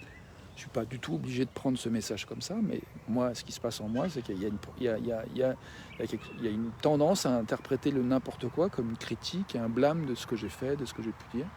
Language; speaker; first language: French; native; French